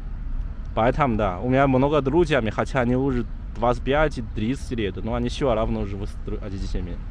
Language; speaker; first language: Russian; non-native, learner; Chinese